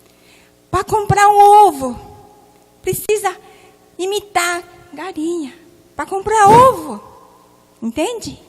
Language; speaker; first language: Portuguese; non-native, local second language; Japanese